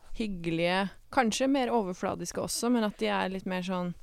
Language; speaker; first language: Norwegian; native; Norwegian